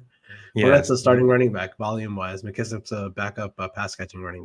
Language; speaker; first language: English; native; English